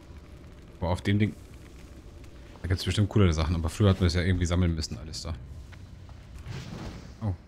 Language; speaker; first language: German; native; German